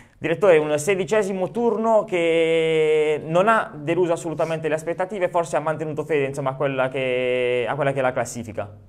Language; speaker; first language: Italian; native; Italian